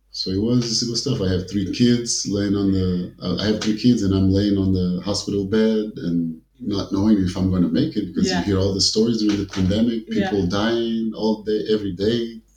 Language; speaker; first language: English; early bilingual, other home language; Kabuverdianu